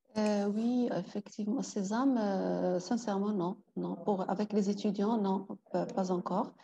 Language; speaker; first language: French; non-native, local second language; Arabic